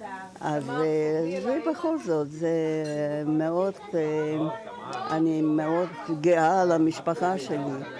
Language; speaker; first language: Hebrew; non-native, fluent; German